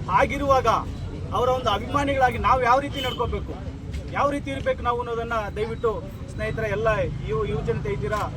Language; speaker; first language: Kannada; non-native, local second language; Telugu